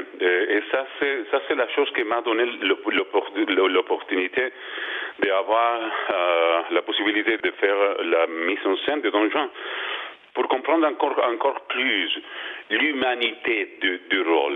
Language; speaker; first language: French; non-native, learner; Spanish